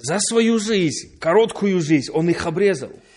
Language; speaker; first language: Polish; non-native, learner; Russian